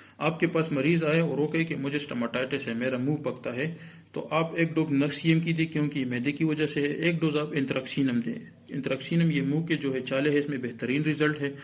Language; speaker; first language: Urdu; non-native, local second language; Pashto